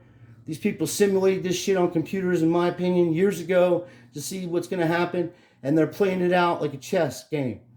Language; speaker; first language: English; native; English